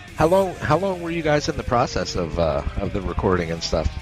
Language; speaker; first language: English; native; English